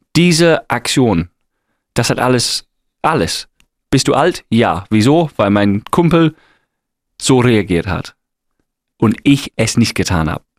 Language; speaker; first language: German; non-native, fluent; English